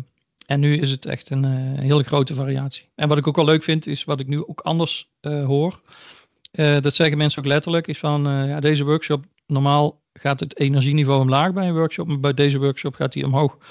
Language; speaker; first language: Dutch; native; Dutch